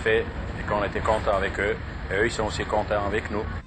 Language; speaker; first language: French; non-native, fluent; German